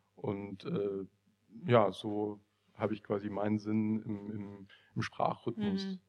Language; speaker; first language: German; native; German